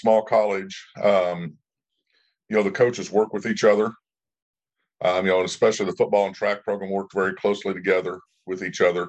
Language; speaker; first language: English; native; English